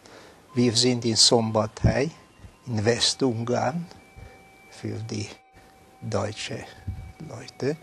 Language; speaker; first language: German; non-native, fluent; Hungarian